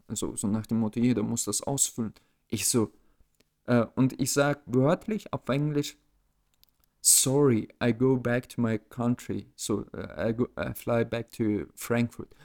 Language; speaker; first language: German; early bilingual, other home language; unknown